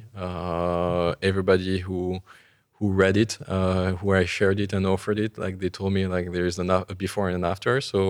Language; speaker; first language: English; non-native, fluent; French